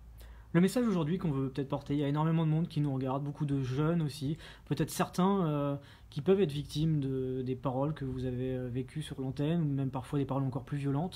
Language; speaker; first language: French; native; French